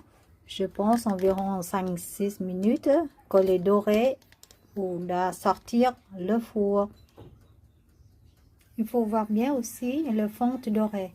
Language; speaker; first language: French; non-native, learner; Vietnamese